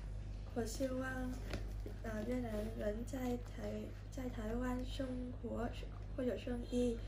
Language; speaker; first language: Chinese; non-native, learner; Vietnamese